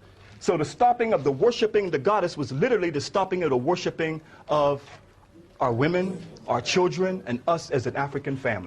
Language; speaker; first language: English; native; English